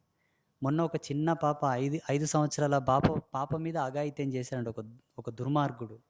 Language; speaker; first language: Telugu; native; Telugu